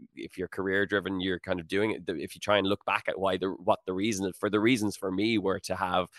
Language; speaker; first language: English; native; English